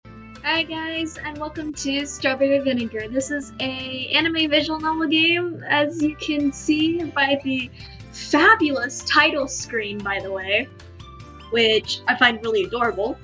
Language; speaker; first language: English; native; English